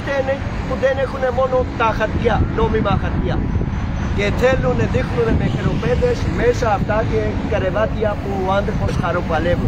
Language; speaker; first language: Greek; non-native, learner; Urdu